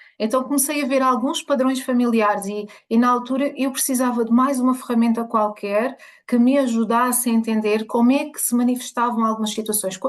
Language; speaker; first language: Portuguese; early bilingual, other home language; Spanish